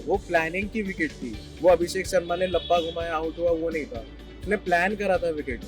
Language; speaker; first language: Hindi; native; Hindi